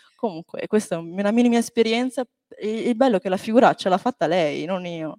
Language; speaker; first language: Italian; early bilingual, other home language; Chinese